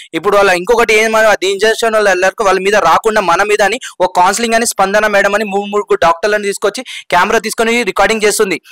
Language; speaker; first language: Telugu; non-native, local second language; Urdu